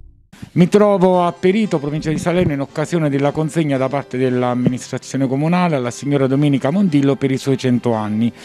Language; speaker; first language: Italian; native; Italian